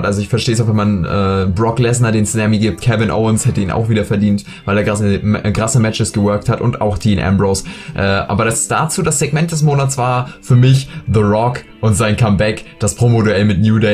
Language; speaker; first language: German; native; German